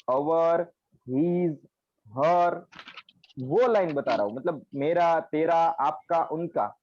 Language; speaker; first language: Hindi; non-native, local second language; Gujarati